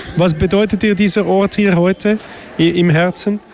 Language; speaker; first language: German; native; German